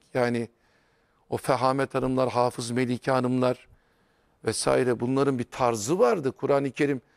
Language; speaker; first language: Turkish; native; Turkish